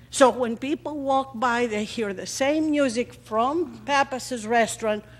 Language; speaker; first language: English; non-native, fluent; Greek